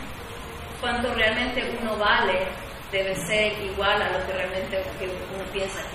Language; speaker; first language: Spanish; native; Spanish